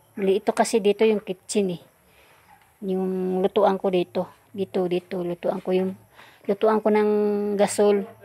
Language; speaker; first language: Filipino; non-native, local second language; Cebuano